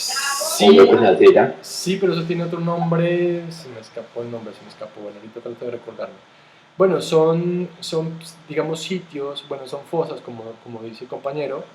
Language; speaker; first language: Spanish; native; Spanish